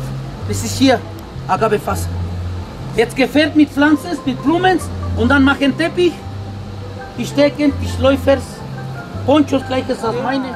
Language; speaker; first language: German; non-native, learner; Spanish